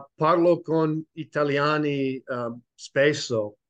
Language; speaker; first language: Italian; non-native, learner; English